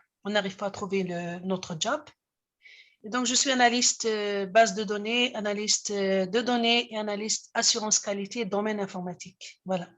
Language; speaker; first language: French; non-native, local second language; Arabic